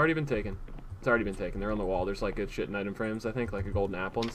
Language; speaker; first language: English; native; English